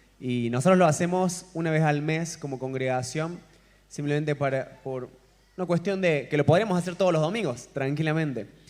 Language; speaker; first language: Spanish; native; Spanish